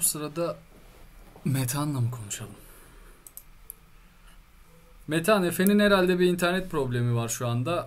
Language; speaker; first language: Turkish; native; Turkish